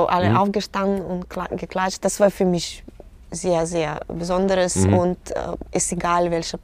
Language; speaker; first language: German; non-native, fluent; Russian